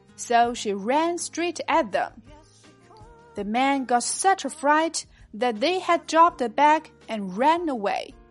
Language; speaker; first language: English; non-native, fluent; Chinese